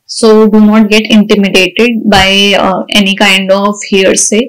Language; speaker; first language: Hindi; native; Hindi